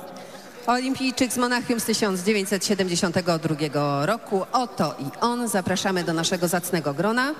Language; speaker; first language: Polish; native; Polish